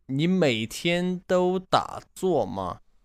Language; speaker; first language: Chinese; non-native, learner; English